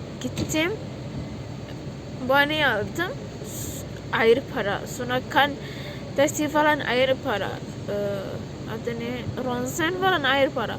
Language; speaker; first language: Turkish; non-native, learner; Indonesian